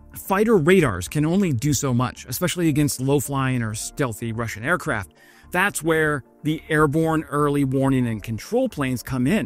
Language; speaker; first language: English; native; English